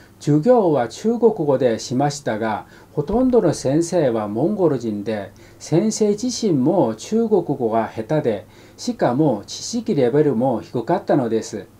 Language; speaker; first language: Japanese; non-native, fluent; Korean